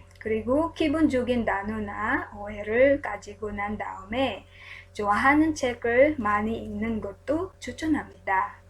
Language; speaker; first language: Korean; non-native, learner; Filipino